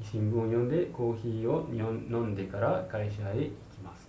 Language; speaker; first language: Japanese; non-native, learner; Malay